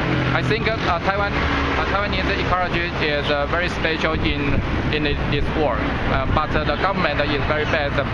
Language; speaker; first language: English; non-native, learner; Chinese